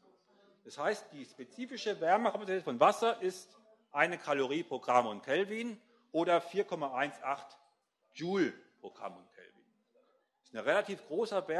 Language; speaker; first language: German; native; German